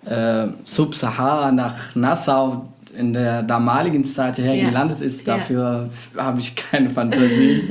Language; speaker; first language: German; non-native, fluent; Arabic